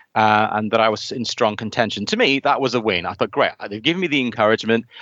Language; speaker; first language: English; native; English